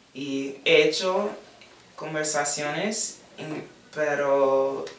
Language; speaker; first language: Spanish; non-native, learner; English